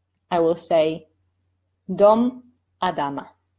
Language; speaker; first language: English; non-native, fluent; Polish